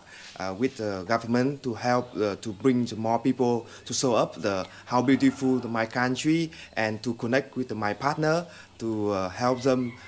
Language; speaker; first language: English; non-native, fluent; Vietnamese